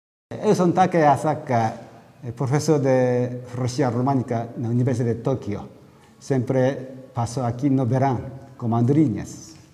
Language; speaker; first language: Galician; non-native, learner; Japanese